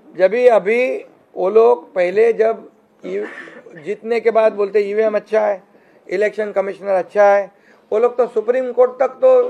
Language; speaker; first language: Hindi; non-native, local second language; Marathi